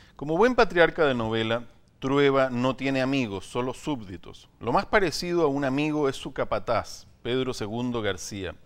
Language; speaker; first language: Spanish; native; Spanish